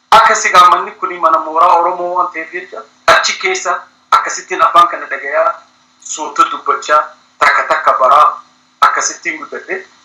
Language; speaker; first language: Oromo; early bilingual, heritage; Somali